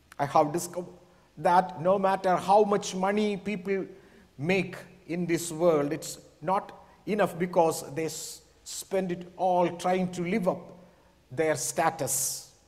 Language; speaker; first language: English; non-native, local second language; Malayalam